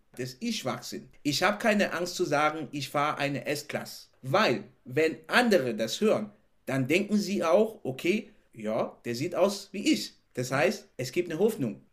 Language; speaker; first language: German; non-native, fluent; French